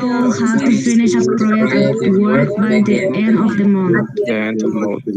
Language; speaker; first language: English; non-native, learner; Spanish